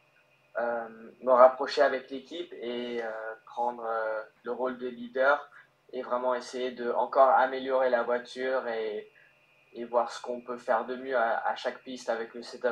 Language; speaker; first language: French; early bilingual, heritage; French